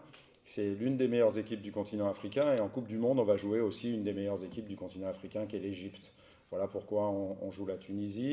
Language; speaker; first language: French; native; French